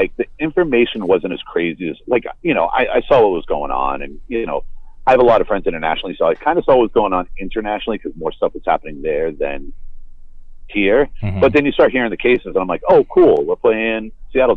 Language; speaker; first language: English; native; English